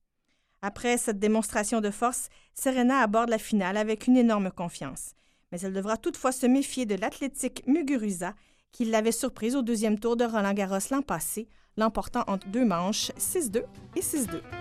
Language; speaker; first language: French; native; French